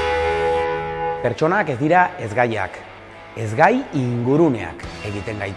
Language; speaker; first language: Basque; native; Basque